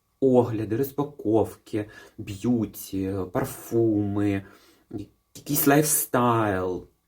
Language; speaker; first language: Ukrainian; non-native, local second language; Russian